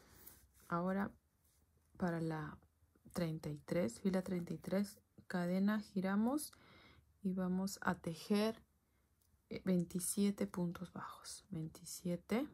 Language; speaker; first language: Spanish; native; Spanish